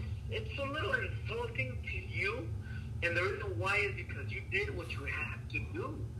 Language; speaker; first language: English; early bilingual, other home language; Spanish